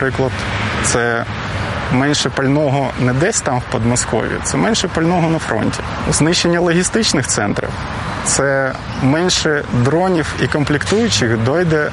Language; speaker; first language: Ukrainian; native; Ukrainian